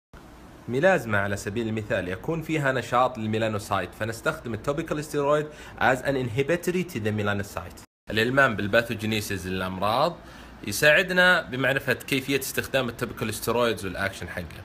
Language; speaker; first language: Arabic; native; Arabic